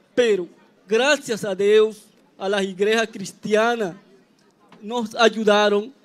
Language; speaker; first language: Portuguese; non-native, learner; Spanish